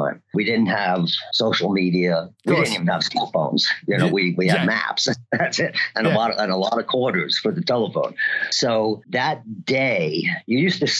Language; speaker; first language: English; native; English